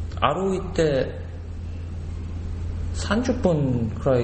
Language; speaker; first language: Japanese; non-native, learner; Korean